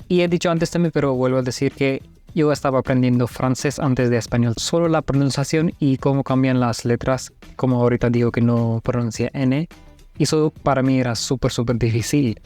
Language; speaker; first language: Spanish; non-native, learner; Hindi